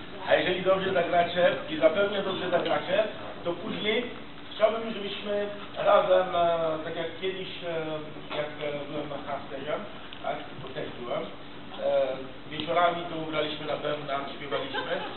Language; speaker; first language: Polish; non-native, fluent; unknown